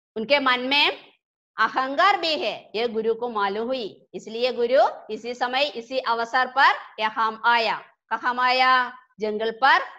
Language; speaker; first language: Hindi; non-native, local second language; Malayalam